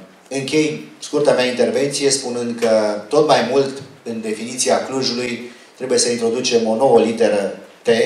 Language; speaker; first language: Romanian; native; Romanian